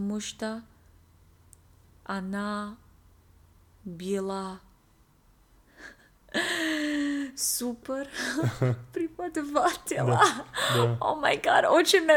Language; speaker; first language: Russian; non-native, learner; English